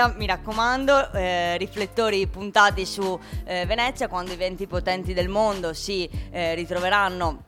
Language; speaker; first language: Italian; native; Italian